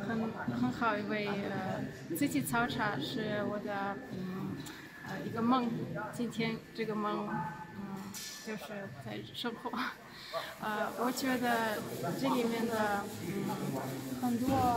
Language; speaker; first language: Chinese; non-native, learner; Russian